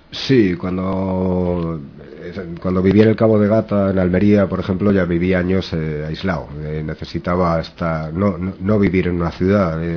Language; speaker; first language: Spanish; native; Spanish